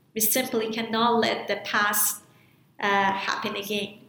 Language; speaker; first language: English; non-native, fluent; Persian